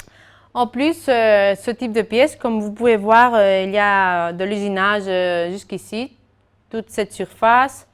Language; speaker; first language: French; non-native, fluent; Spanish